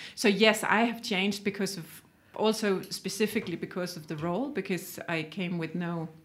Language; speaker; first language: English; non-native, fluent; Danish